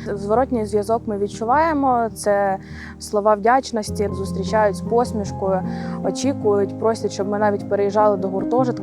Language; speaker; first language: Ukrainian; native; Ukrainian